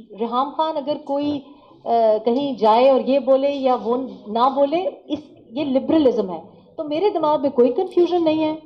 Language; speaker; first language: Urdu; non-native, local second language; Pashto